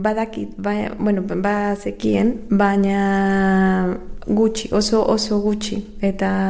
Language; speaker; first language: Basque; non-native, learner; Spanish